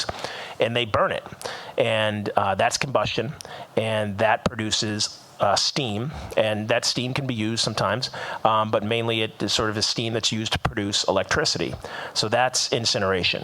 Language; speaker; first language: English; native; English